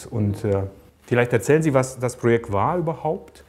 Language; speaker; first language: German; native; German